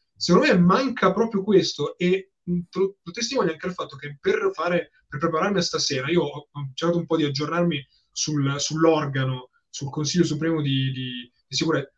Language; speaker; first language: Italian; native; Italian